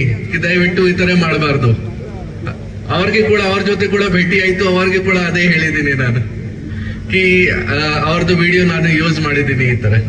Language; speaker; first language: Kannada; non-native, local second language; Hindi